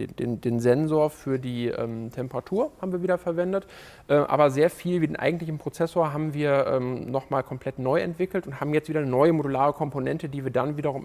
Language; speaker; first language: German; native; German